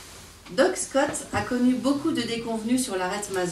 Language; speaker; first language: French; native; French